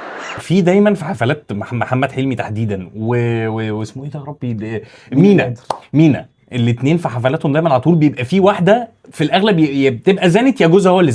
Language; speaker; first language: Arabic; native; Arabic